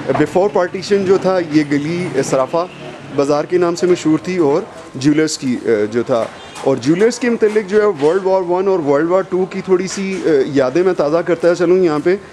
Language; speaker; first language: Urdu; non-native, local second language; Punjabi